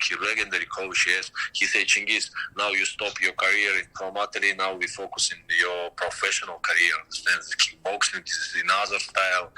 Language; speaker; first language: English; non-native, learner; Russian